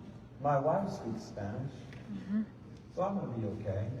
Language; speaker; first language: English; native; English